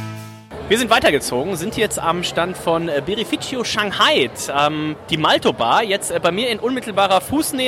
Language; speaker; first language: German; native; German